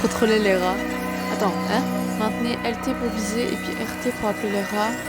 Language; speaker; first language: French; native; French